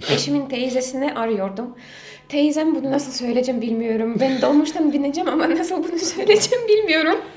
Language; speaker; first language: Turkish; non-native, fluent; Russian